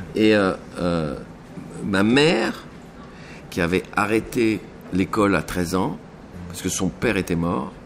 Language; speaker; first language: French; native; French